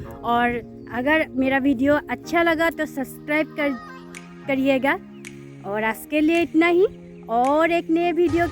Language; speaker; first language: Hindi; non-native, local second language; Assamese